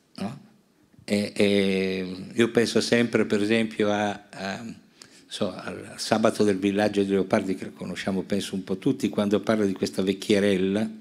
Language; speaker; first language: Italian; native; Italian